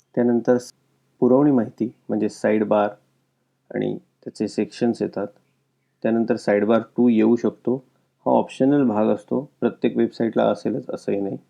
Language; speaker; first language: Marathi; native; Marathi